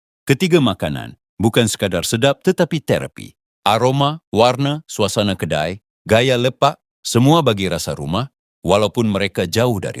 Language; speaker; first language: Malay; native; Malay